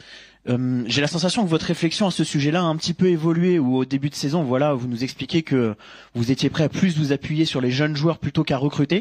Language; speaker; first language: French; native; French